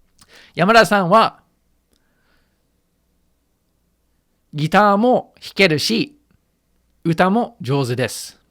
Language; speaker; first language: Japanese; non-native, fluent; English